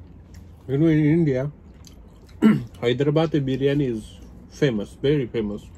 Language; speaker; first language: English; non-native, local second language; Hindi